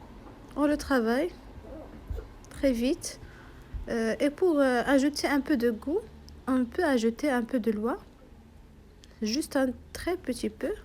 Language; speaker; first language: French; non-native, local second language; Arabic